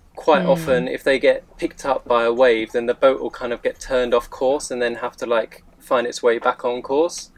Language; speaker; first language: English; native; English